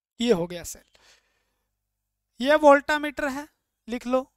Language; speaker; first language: Hindi; native; Hindi